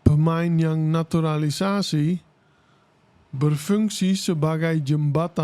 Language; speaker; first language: Indonesian; non-native, fluent; Dutch